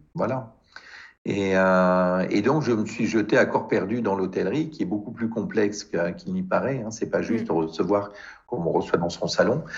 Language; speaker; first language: French; native; French